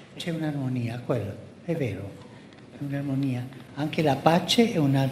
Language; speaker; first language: Italian; early bilingual, heritage; Spanish